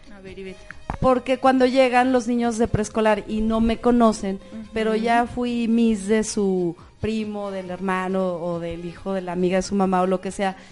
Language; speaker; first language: Spanish; native; Spanish